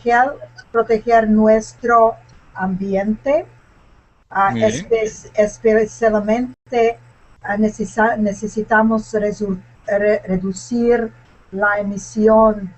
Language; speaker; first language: Spanish; non-native, learner; English